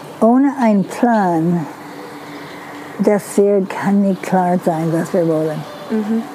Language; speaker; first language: German; non-native, learner; Dutch